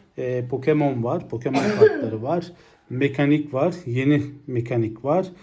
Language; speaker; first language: Turkish; native; Turkish